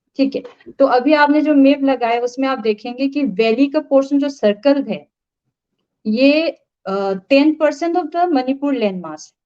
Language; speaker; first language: Hindi; non-native, local second language; Manipuri